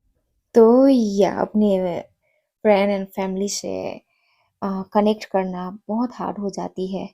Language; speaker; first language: Hindi; non-native, local second language; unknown